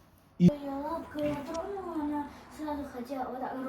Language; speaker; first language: Russian; early bilingual, other home language; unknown